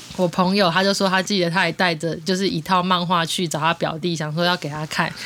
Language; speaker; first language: Chinese; native; Chinese